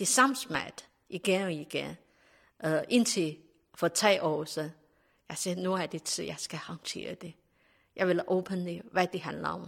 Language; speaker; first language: Danish; non-native, learner; Chinese